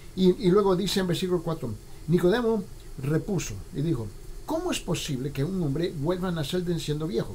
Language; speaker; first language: Spanish; early bilingual, heritage; Spanish